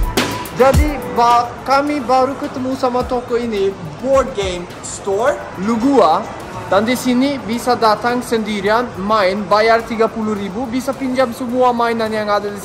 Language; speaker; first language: Indonesian; non-native, fluent; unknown